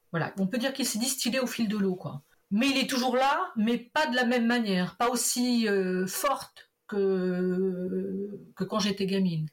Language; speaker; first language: French; early bilingual, other home language; Portuguese